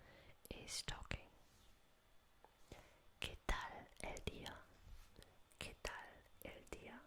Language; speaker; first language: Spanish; non-native, learner; German